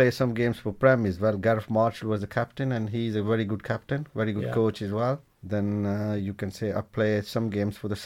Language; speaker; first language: English; non-native, local second language; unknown